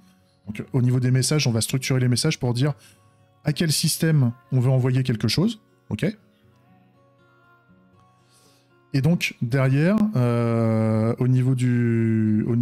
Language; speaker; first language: French; native; French